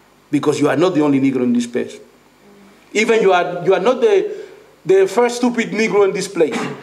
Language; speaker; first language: English; non-native, learner; Spanish